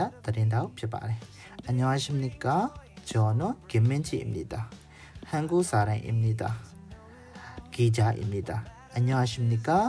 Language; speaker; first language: Korean; non-native, fluent; Burmese